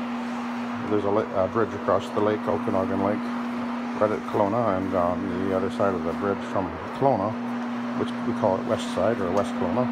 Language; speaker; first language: English; native; English